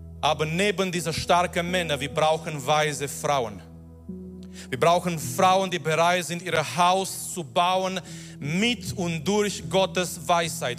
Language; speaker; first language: German; non-native, fluent; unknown